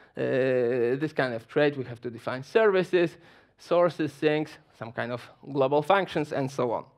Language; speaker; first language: English; non-native, fluent; Polish